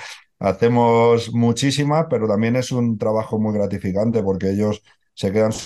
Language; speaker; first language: Spanish; native; Spanish